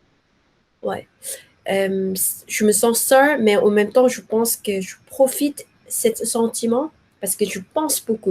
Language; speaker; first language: French; non-native, learner; Korean